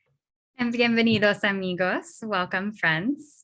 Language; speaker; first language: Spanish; non-native, fluent; English